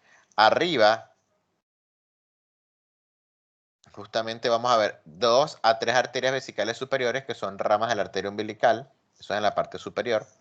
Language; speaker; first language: Spanish; native; Spanish